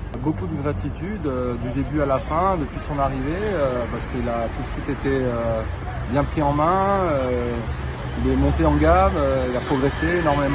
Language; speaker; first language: French; native; French